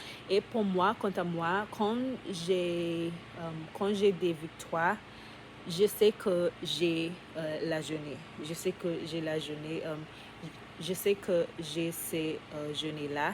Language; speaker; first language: French; non-native, learner; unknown